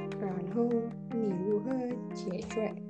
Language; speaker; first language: Chinese; non-native, learner; Indonesian